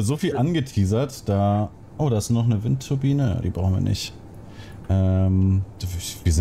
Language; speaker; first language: German; native; German